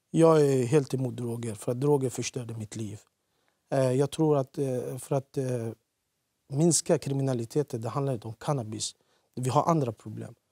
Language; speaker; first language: Swedish; early bilingual, other home language; Central Kurdish